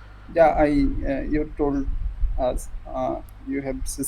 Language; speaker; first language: English; non-native, learner; Bangla